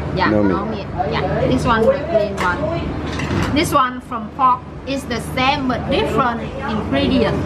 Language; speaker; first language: English; non-native, learner; Vietnamese